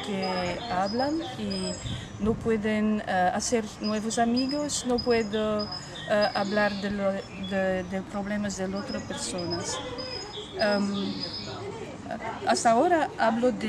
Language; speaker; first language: Spanish; non-native, learner; Dutch